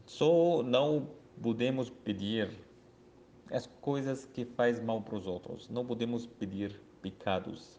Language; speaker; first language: Portuguese; non-native, learner; Arabic